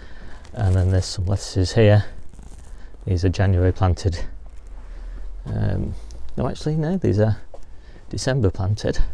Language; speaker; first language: English; native; English